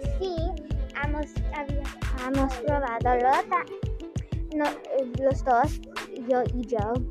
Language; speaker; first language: Spanish; non-native, learner; English